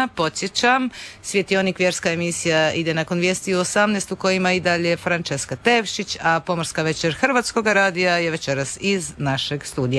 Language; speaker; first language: Serbian; native; Serbian